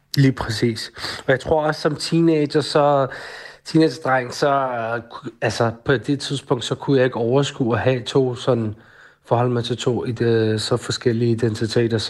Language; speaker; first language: Danish; early bilingual, other home language; Arabic